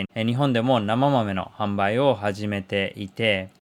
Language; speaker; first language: Japanese; native; Japanese